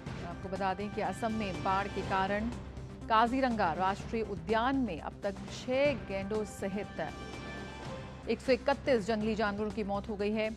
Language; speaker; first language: Hindi; native; Hindi